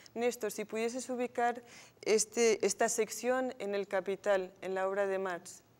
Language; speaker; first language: Spanish; native; Spanish